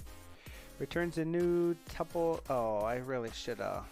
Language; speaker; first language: English; native; English